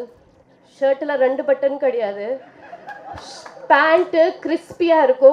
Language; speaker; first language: Tamil; non-native, fluent; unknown